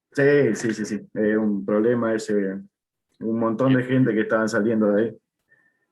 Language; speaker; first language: Spanish; native; Spanish